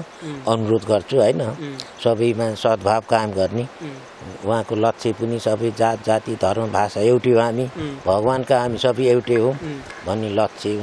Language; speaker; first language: Nepali; native; Nepali